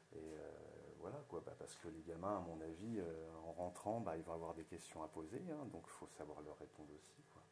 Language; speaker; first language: French; native; French